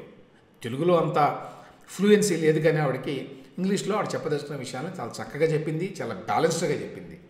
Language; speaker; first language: Telugu; native; Telugu